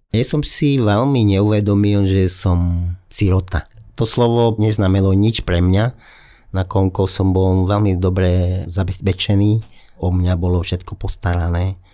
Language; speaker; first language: Slovak; non-native, fluent; Vietnamese